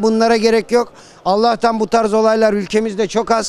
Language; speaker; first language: Turkish; native; Turkish